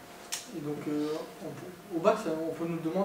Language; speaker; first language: French; native; French